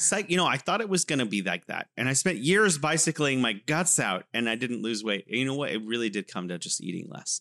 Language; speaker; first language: English; native; English